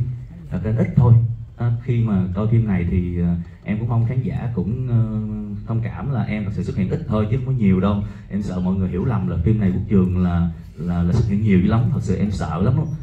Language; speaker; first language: Vietnamese; native; Vietnamese